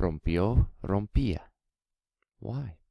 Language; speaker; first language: Spanish; non-native, fluent; English